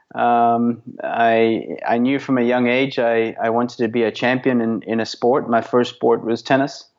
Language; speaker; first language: English; native; English